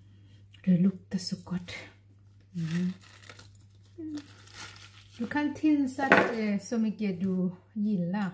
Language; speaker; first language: Swedish; non-native, learner; Thai